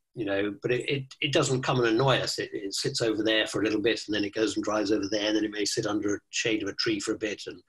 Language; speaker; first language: English; native; English